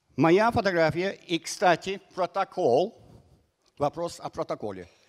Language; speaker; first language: Russian; non-native, fluent; English